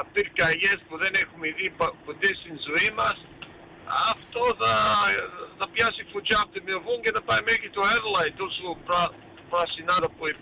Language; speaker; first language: Greek; early bilingual, heritage; Greek